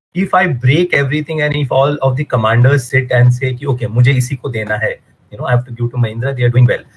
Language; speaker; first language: English; non-native, local second language; Hindi